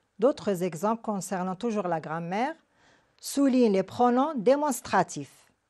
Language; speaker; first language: French; non-native, local second language; Arabic